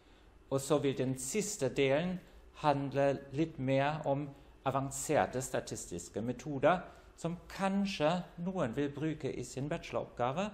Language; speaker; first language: Norwegian; non-native, fluent; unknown